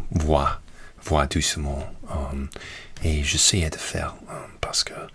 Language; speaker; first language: French; non-native, learner; English